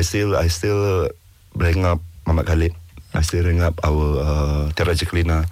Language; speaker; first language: English; non-native, local second language; Malay